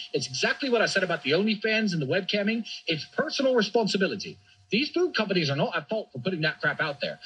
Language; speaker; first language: English; native; English